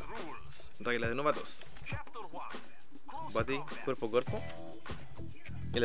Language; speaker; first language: Spanish; native; Spanish